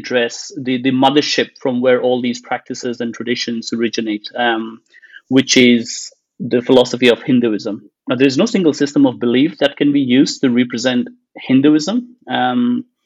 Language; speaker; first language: English; non-native, local second language; Bangla